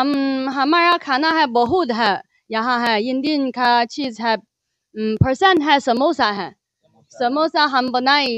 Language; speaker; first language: Hindi; non-native, learner; Chinese